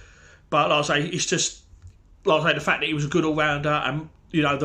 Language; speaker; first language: English; native; English